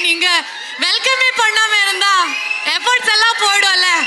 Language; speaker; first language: Tamil; non-native, learner; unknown